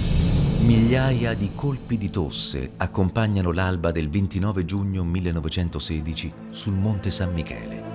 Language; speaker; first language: Italian; native; Italian